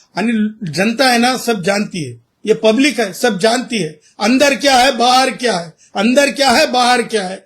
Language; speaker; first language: Hindi; non-native, local second language; Marathi